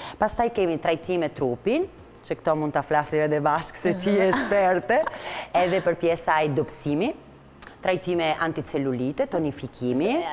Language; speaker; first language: Albanian; non-native, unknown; Italian